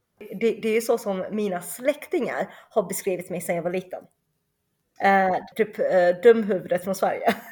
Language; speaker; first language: Swedish; early bilingual, other home language; Chinese